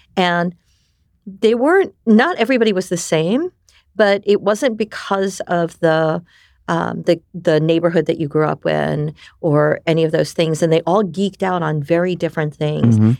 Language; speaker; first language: English; early bilingual, other home language; Japanese